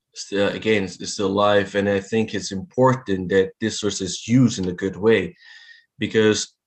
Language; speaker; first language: English; non-native, fluent; Italian